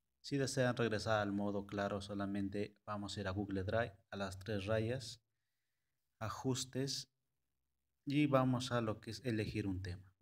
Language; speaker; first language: Spanish; native; Spanish